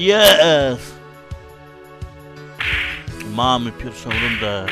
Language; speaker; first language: Polish; native; Polish